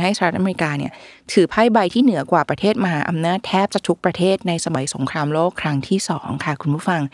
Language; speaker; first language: Thai; native; Thai